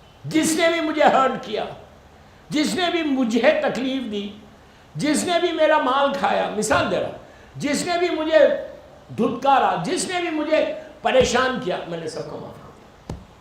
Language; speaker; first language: Urdu; native; Urdu